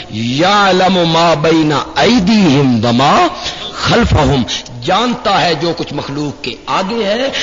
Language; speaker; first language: Urdu; non-native, local second language; Punjabi